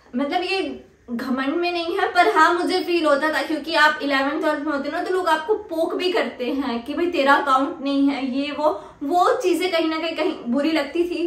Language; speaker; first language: Hindi; non-native, local second language; Punjabi